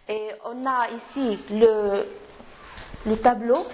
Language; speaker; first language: French; non-native, learner; Arabic